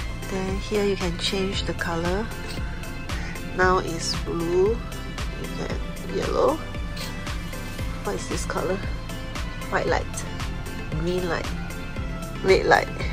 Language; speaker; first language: English; non-native, local second language; Chinese